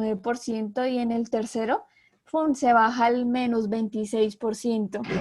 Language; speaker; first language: Spanish; native; Spanish